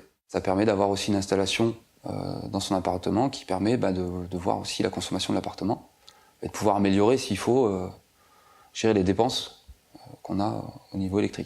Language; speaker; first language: French; native; French